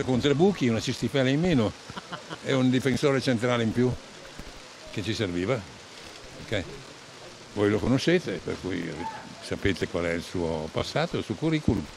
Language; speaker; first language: Italian; native; Italian